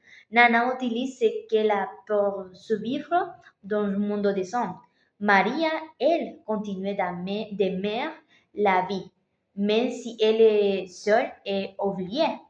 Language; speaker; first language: French; non-native, learner; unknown